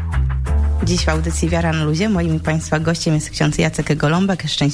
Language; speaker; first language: Polish; native; Polish